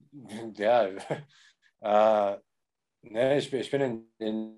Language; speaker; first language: German; non-native, learner; English